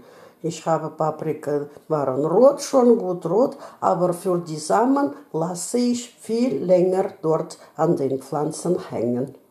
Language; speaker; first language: German; non-native, learner; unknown